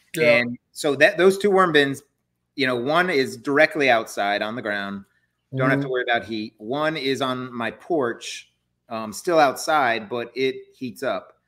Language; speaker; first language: English; native; English